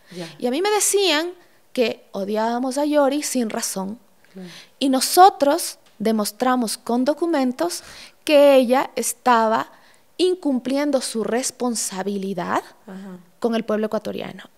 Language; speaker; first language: Spanish; native; Spanish